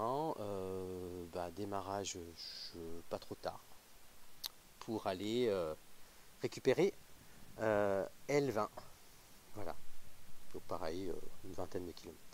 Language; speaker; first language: French; native; French